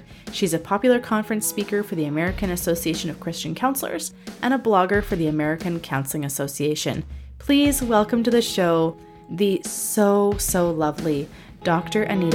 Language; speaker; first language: English; native; English